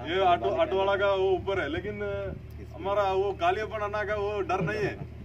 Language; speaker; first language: Hindi; non-native, local second language; Tamil